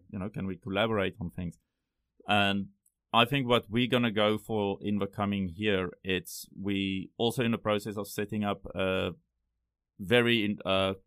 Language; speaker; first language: English; non-native, local second language; Afrikaans